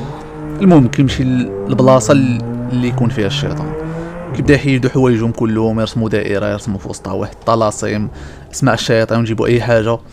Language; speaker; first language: Arabic; native; Arabic